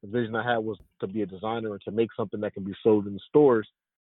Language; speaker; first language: English; native; English